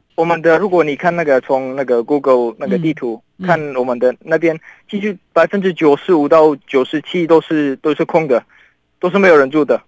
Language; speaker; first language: Chinese; non-native, fluent; Arabic